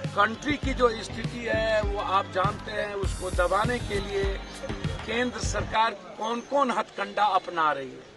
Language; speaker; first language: Hindi; native; Hindi